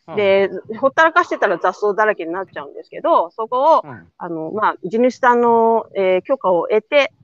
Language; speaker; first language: Japanese; native; Japanese